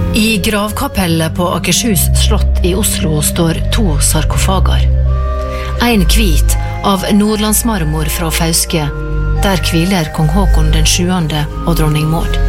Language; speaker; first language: Norwegian; native; Norwegian